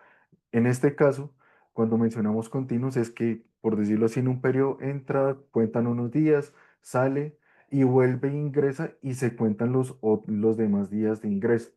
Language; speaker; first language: Spanish; native; Spanish